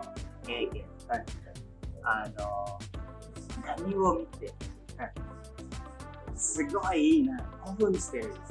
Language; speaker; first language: Japanese; non-native, fluent; Indonesian